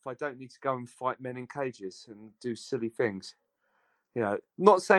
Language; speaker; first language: English; native; English